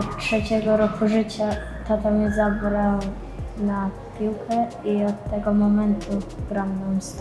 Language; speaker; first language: Polish; early bilingual, heritage; Polish